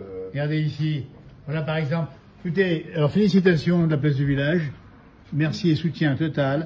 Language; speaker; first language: French; native; French